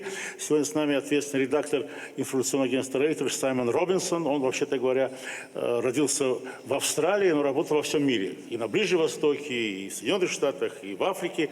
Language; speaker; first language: Russian; native; Russian